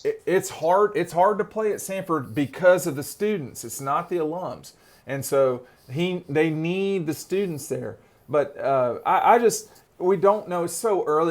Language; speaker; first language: English; native; English